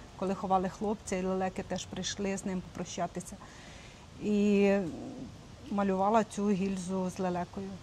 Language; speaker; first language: Ukrainian; native; Ukrainian